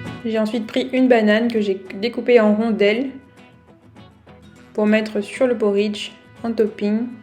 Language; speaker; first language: French; native; French